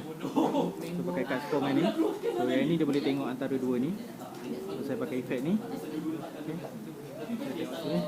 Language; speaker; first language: Malay; native; Malay